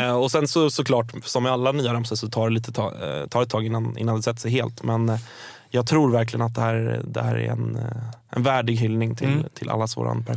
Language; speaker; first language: Swedish; native; Swedish